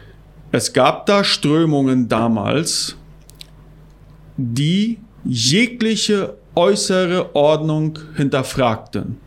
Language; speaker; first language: German; non-native, local second language; Plautdietsch